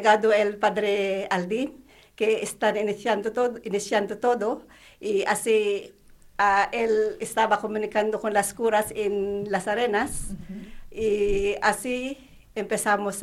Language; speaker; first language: Spanish; non-native, learner; Filipino